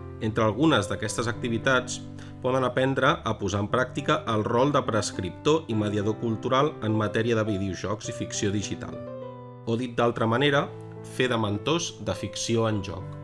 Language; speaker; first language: Catalan; native; Catalan